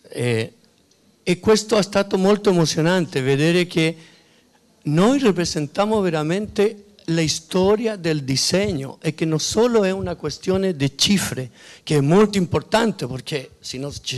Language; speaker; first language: Italian; non-native, fluent; Spanish